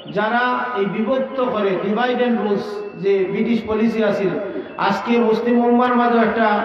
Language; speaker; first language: Bangla; native; Bangla